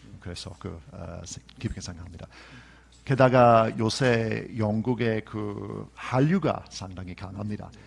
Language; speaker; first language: Korean; non-native, fluent; English